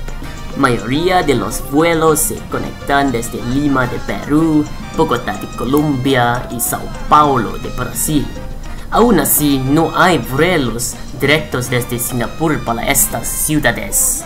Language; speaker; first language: Spanish; non-native, learner; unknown